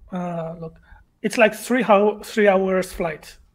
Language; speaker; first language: English; non-native, learner; Georgian